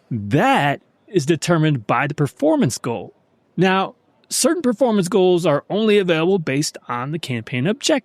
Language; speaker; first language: English; native; English